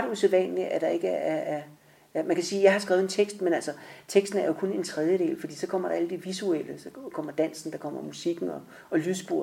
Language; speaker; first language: Danish; native; Danish